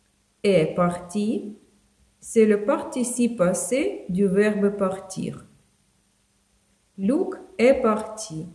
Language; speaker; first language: French; non-native, fluent; Ukrainian